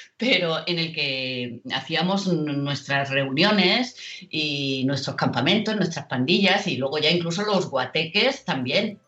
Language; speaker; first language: Spanish; native; Spanish